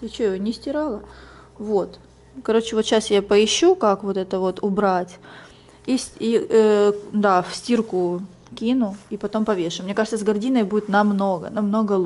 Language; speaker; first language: Russian; native; Russian